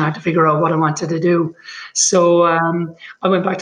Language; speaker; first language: English; native; English